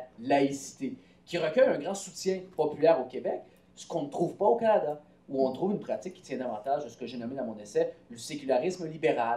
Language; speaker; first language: French; native; French